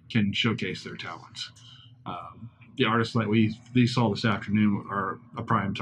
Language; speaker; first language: English; native; English